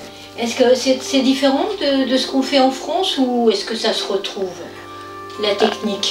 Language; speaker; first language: French; native; French